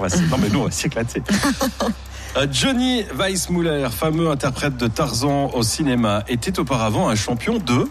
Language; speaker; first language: French; native; French